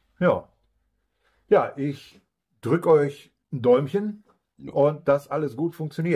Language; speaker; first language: German; native; German